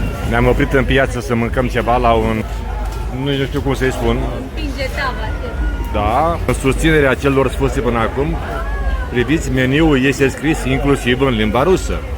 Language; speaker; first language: Romanian; native; Romanian